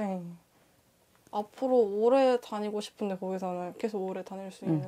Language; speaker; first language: Korean; native; Korean